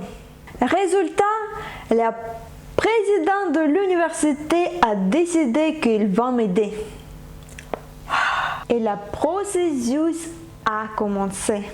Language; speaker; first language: French; non-native, fluent; Ukrainian